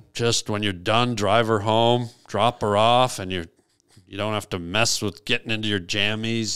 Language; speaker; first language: English; native; English